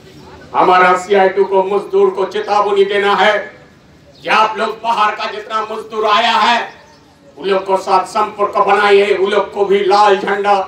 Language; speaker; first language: Hindi; non-native, local second language; Bangla